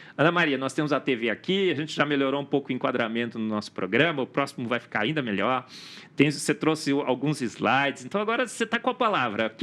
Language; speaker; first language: Portuguese; native; Portuguese